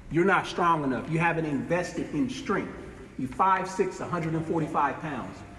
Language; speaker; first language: English; native; English